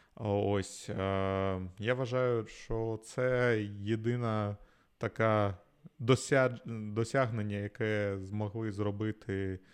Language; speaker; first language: Ukrainian; non-native, local second language; Russian